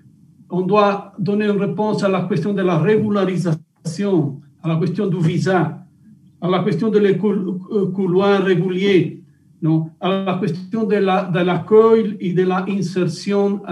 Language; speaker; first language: French; non-native, fluent; Italian